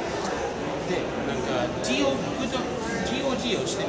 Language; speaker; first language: Japanese; non-native, fluent; English